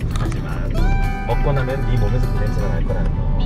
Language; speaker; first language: Korean; native; Korean